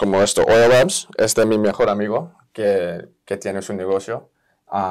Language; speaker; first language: Spanish; early bilingual, heritage; Spanish